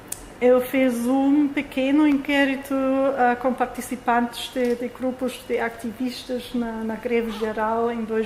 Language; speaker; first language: Portuguese; non-native, fluent; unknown